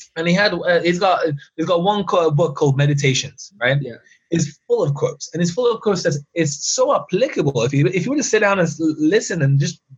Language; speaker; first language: English; early bilingual, other home language; Persian